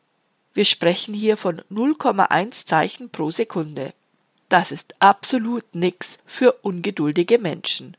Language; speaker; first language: German; native; German